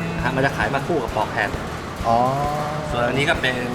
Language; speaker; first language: Thai; native; Thai